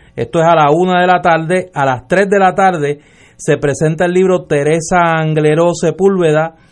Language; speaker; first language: Spanish; native; Spanish